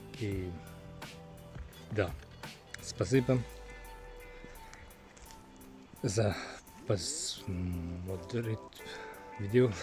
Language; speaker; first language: Russian; non-native, learner; Finnish